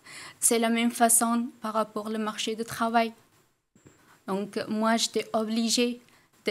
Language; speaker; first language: French; non-native, fluent; Persian